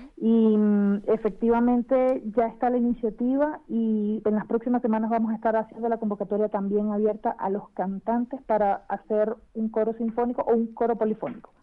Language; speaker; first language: Spanish; native; Spanish